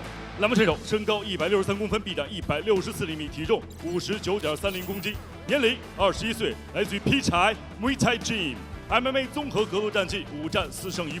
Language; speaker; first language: Chinese; native; Chinese